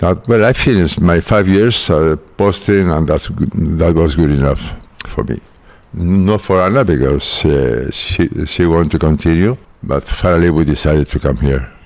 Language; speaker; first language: English; non-native, fluent; Spanish